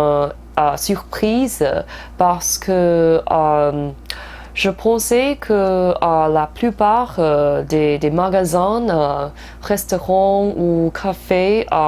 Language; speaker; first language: French; non-native, fluent; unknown